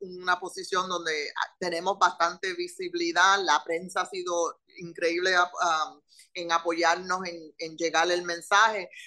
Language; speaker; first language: Spanish; early bilingual, heritage; Spanish